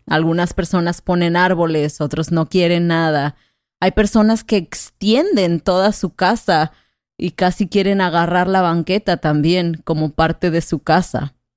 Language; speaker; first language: Spanish; native; Spanish